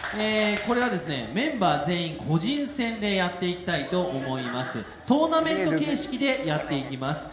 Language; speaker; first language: Japanese; native; Japanese